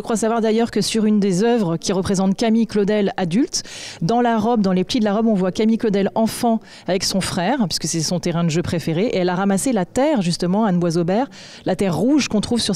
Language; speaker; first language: French; native; French